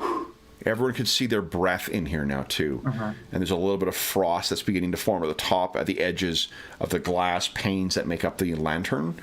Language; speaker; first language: English; native; English